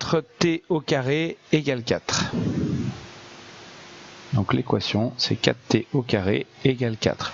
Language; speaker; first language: French; native; French